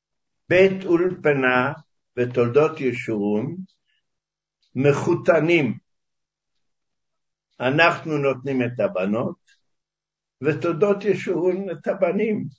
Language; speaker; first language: Hebrew; early bilingual, other home language; Hungarian